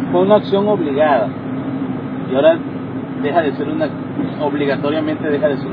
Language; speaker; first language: Spanish; native; Spanish